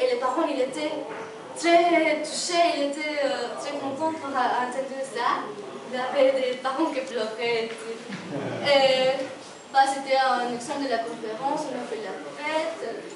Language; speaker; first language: French; non-native, learner; Spanish